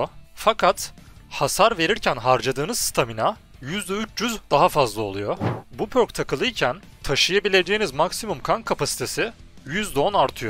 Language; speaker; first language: Turkish; native; Turkish